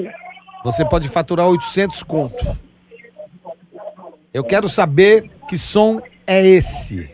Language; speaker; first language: Portuguese; native; Portuguese